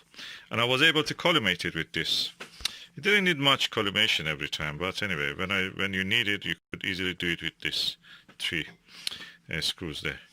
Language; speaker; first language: English; non-native, fluent; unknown